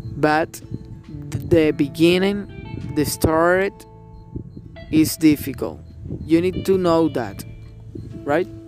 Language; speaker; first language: English; non-native, learner; Spanish